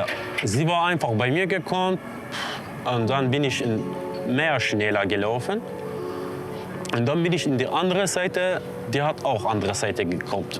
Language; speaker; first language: German; non-native, learner; Kurdish